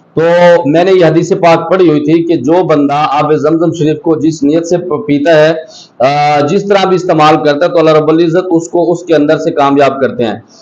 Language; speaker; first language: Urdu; non-native, local second language; Pashto